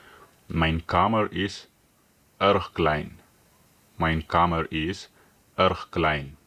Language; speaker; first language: Dutch; non-native, fluent; Tigrinya